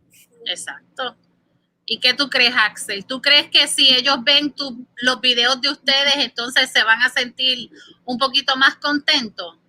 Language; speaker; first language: Spanish; early bilingual, heritage; Spanish